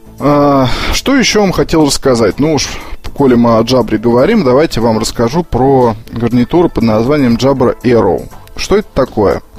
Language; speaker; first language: Russian; native; Russian